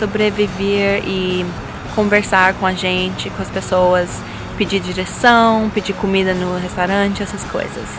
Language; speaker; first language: Portuguese; early bilingual, heritage; Portuguese